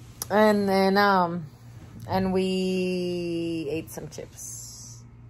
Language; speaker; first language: English; early bilingual, other home language; Spanish